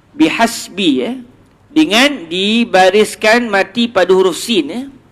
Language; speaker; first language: Malay; native; Malay